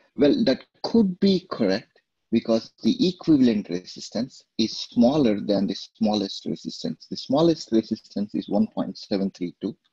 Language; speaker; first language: English; non-native, local second language; Telugu